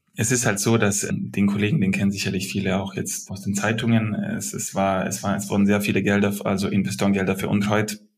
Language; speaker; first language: German; early bilingual, other home language; Serbian